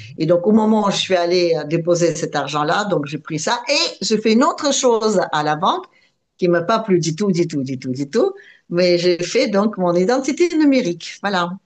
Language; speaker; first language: French; non-native, fluent; Russian